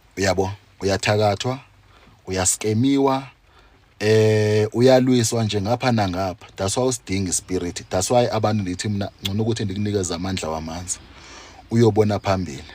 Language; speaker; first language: Zulu; non-native, local second language; Xhosa